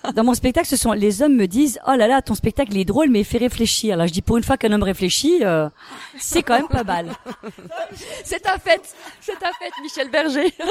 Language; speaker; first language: French; native; French